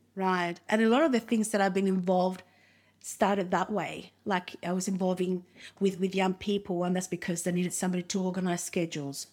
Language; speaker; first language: English; non-native, fluent; Spanish